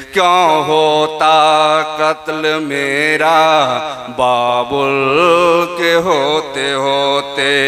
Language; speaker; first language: Hindi; native; Hindi